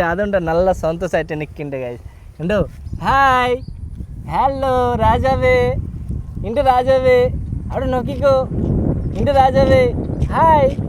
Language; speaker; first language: Malayalam; non-native, learner; Bangla